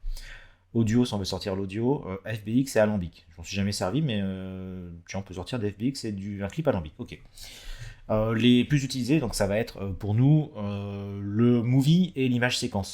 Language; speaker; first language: French; native; French